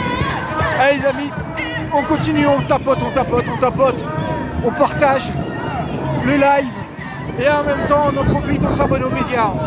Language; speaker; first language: French; native; French